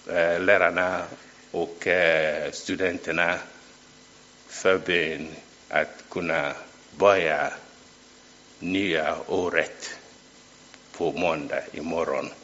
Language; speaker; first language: Swedish; non-native, fluent; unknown